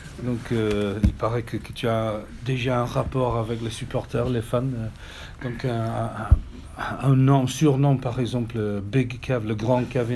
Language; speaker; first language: French; non-native, learner; English